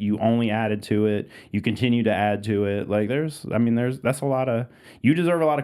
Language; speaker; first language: English; native; English